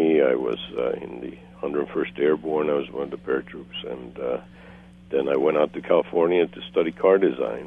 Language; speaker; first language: English; non-native, fluent; Hungarian